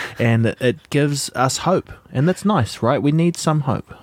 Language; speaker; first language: English; native; English